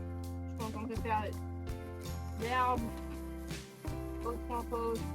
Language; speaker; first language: French; non-native, fluent; English